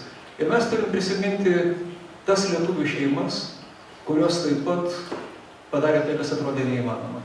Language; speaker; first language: Lithuanian; native; Lithuanian